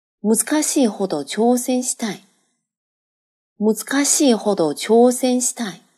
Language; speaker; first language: Japanese; non-native, fluent; Chinese